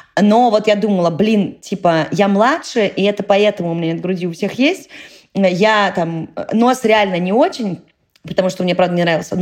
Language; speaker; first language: Russian; native; Russian